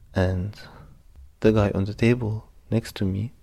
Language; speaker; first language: English; non-native, fluent; Arabic